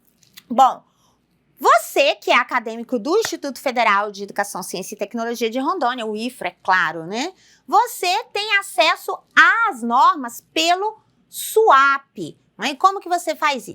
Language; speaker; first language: Portuguese; native; Portuguese